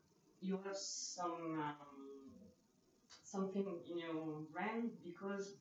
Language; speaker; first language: English; non-native, learner; French